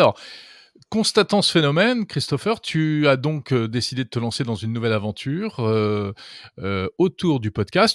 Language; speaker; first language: French; native; French